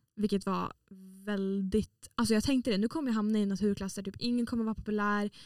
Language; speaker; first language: Swedish; native; Swedish